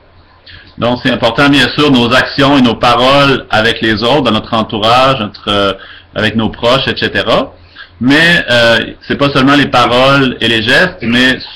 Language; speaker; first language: French; native; French